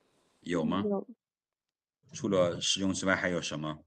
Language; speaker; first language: Chinese; non-native, fluent; Lao